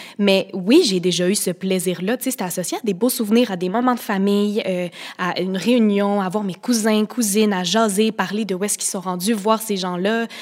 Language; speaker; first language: French; native; French